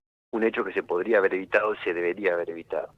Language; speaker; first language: Spanish; native; Spanish